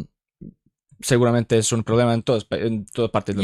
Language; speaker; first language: Spanish; non-native, learner; English